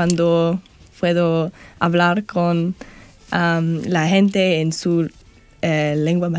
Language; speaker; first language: Spanish; non-native, learner; English